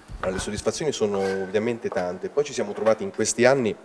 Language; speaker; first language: Italian; native; Italian